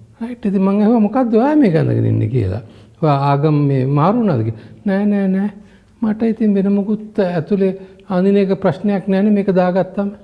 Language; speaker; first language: Sinhala; non-native, local second language; Tamil